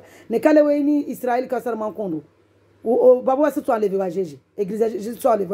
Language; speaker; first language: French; non-native, local second language; Comorian